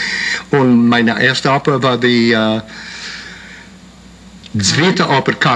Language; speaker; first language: German; non-native, learner; English